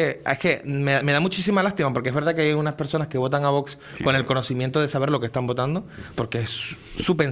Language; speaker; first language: Spanish; native; Spanish